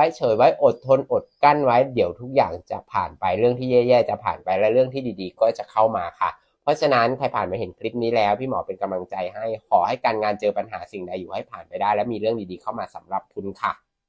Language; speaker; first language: Thai; native; Thai